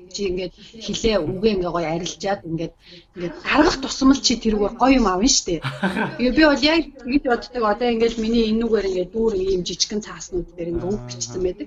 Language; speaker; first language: Mongolian; native; Mongolian